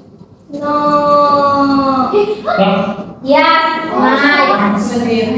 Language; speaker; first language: English; non-native, learner; Indonesian